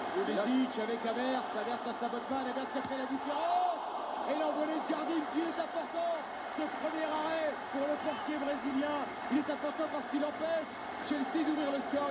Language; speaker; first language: French; native; French